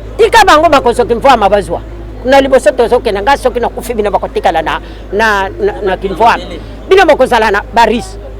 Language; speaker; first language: Lingala; non-native, local second language; Luba-Lulua